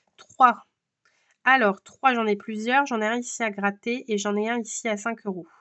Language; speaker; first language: French; native; French